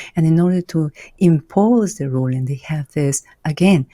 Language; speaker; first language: English; non-native, fluent; Spanish